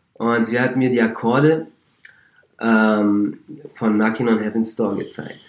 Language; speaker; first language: German; native; German